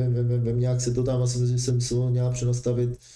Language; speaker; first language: Czech; native; Czech